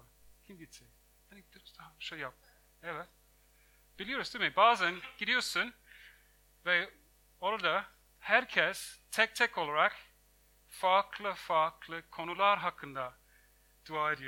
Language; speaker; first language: Turkish; non-native, fluent; English